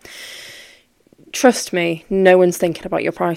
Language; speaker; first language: English; native; English